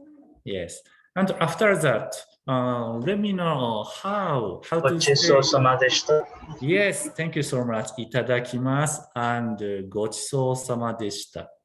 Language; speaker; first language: English; non-native, learner; Japanese